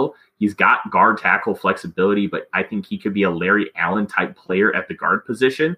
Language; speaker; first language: English; native; English